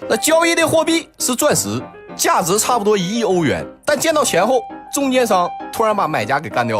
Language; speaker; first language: Chinese; native; Chinese